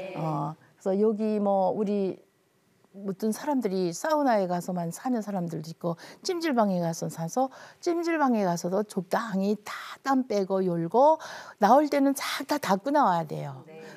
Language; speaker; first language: Korean; native; Korean